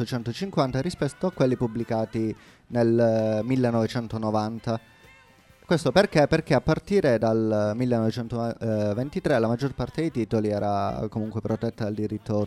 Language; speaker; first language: Italian; native; Italian